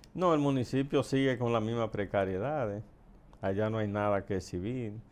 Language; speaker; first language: Spanish; native; Spanish